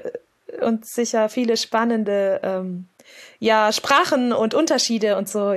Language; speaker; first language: German; native; German